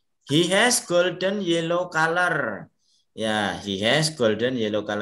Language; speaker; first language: English; non-native, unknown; Indonesian